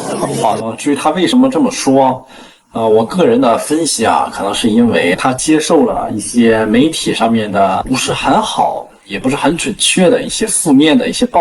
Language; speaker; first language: Chinese; native; Chinese